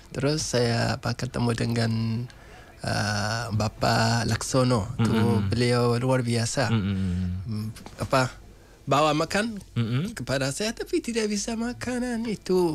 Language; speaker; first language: Indonesian; non-native, learner; Hausa